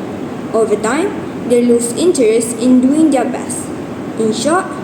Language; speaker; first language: English; non-native, learner; Malay